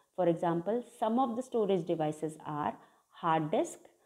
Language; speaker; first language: English; non-native, local second language; Hindi